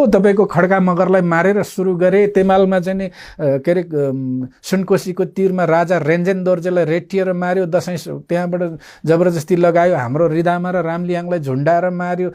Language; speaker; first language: Nepali; non-native, local second language; Limbu